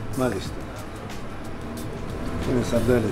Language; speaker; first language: Greek; non-native, fluent; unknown